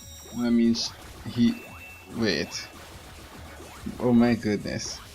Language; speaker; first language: English; native; English